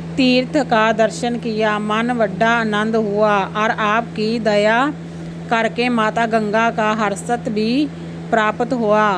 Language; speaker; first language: Hindi; non-native, local second language; Punjabi